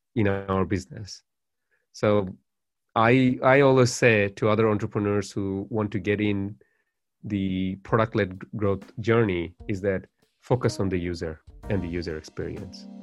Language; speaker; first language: English; non-native, local second language; Bangla